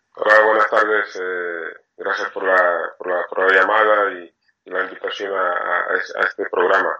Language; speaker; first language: Spanish; non-native, fluent; French